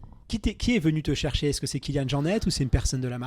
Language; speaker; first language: French; native; French